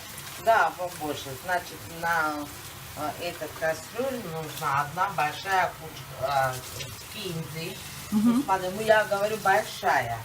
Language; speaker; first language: Russian; non-native, fluent; Georgian